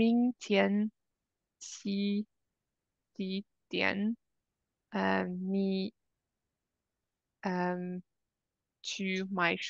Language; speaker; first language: Chinese; non-native, learner; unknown